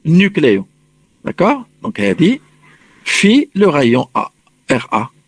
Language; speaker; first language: French; non-native, local second language; Arabic